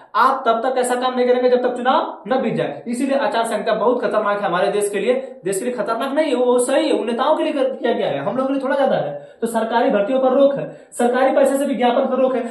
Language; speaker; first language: Hindi; native; Hindi